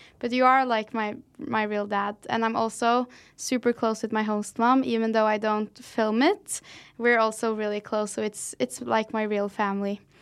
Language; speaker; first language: English; non-native, fluent; Norwegian